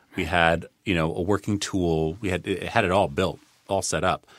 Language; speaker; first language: English; native; English